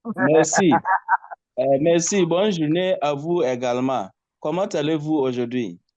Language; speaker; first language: French; non-native, learner; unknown